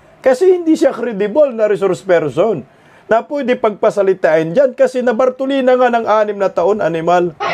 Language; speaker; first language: Filipino; non-native, local second language; Cebuano